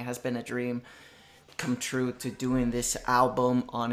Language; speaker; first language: English; non-native, fluent; Spanish